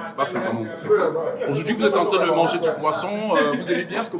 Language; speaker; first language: French; native; French